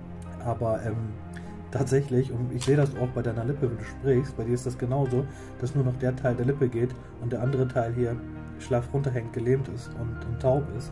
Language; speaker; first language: German; native; German